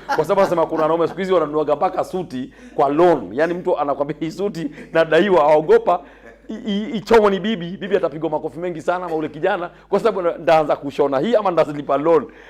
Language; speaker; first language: Swahili; native; Swahili